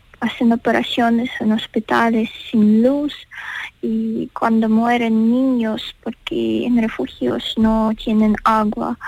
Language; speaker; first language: Spanish; non-native, learner; Ukrainian